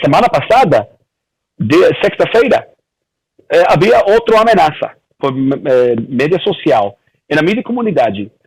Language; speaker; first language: Portuguese; early bilingual, heritage; Portuguese